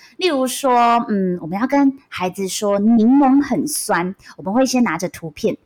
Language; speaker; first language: Chinese; non-native, local second language; Min Nan Chinese